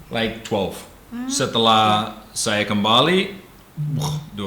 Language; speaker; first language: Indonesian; non-native, learner; English